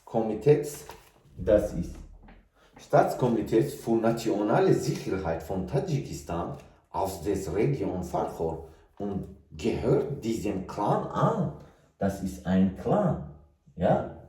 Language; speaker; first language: German; non-native, learner; Tajik